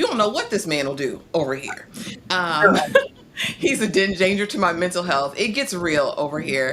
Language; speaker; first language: English; native; English